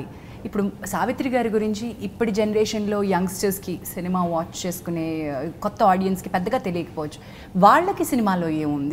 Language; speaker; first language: Telugu; native; Telugu